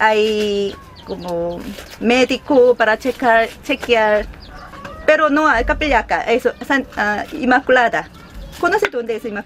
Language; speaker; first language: Spanish; non-native, learner; Korean